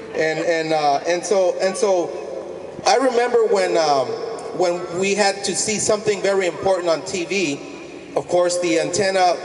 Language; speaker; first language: English; early bilingual, other home language; Spanish